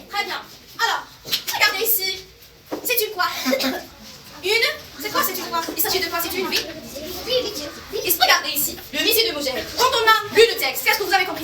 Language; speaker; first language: French; non-native, local second language; Arabic